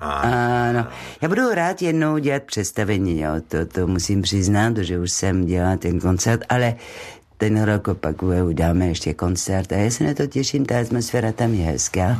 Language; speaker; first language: Czech; non-native, learner; French